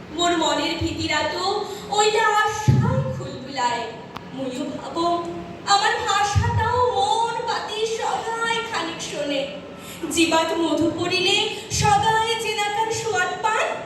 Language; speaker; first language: Bangla; non-native, local second language; Rangpuri